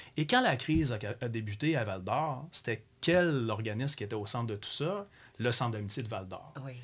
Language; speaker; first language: French; native; French